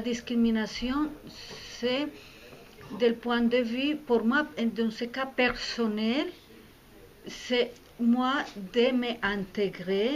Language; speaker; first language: French; non-native, fluent; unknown